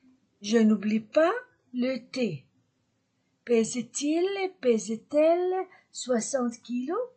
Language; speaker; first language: French; non-native, fluent; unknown